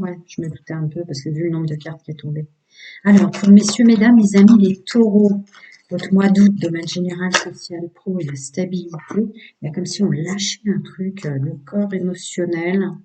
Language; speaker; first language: French; native; French